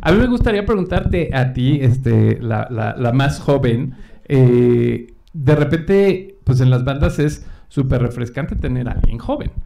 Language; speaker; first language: Spanish; native; Spanish